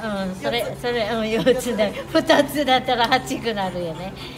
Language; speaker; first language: Japanese; non-native, fluent; Filipino